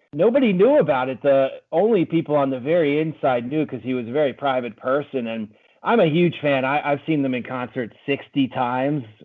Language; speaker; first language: English; native; English